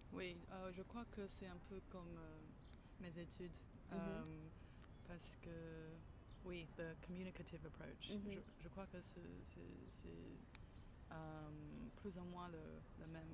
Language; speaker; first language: French; non-native, fluent; English